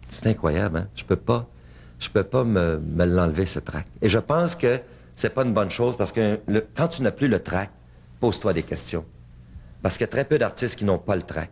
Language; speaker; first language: French; native; French